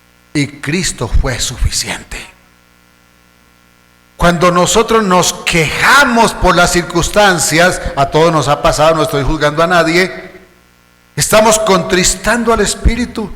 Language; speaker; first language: Spanish; native; Spanish